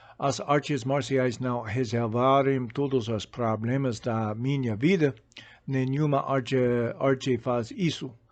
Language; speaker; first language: Portuguese; non-native, fluent; English